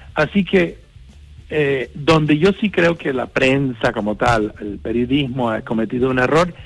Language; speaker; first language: Spanish; non-native, fluent; English